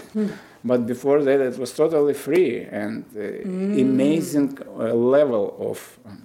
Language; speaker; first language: English; non-native, fluent; Romanian